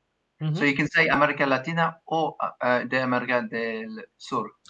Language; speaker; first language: Spanish; non-native, learner; English